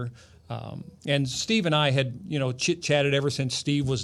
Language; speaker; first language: English; native; English